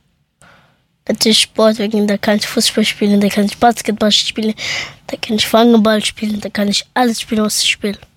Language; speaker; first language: German; early bilingual, other home language; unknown